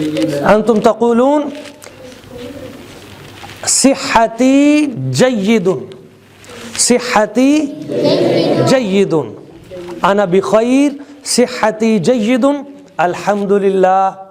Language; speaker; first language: Arabic; non-native, fluent; Urdu